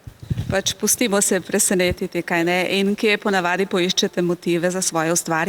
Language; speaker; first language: Slovenian; native; Slovenian